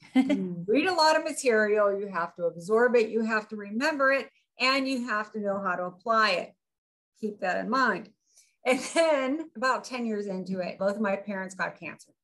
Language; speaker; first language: English; native; English